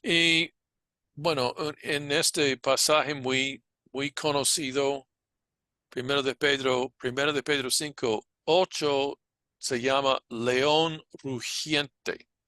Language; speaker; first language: Spanish; non-native, fluent; English